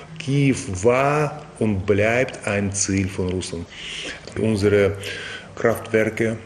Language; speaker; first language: German; non-native, fluent; Russian